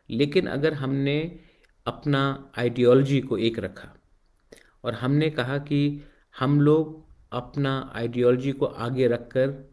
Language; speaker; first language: Hindi; non-native, local second language; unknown